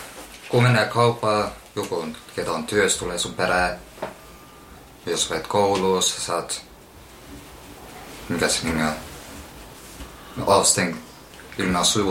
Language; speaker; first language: Finnish; early bilingual, heritage; Finnish